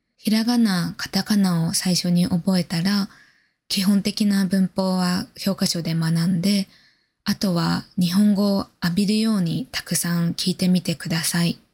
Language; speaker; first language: Japanese; native; Japanese